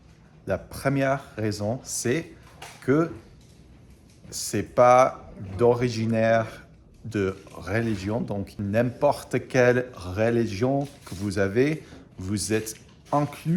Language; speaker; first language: French; non-native, fluent; English